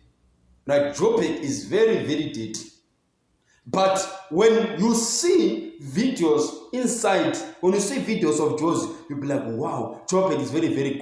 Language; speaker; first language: English; non-native, local second language; Zulu